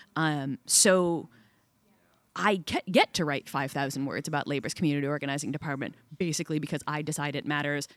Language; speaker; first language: English; native; English